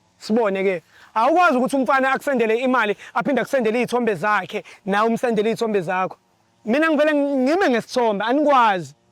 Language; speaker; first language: Zulu; native; Zulu